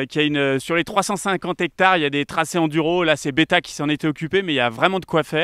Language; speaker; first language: French; native; French